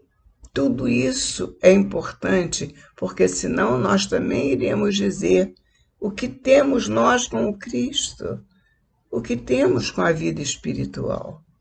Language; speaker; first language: Portuguese; native; Portuguese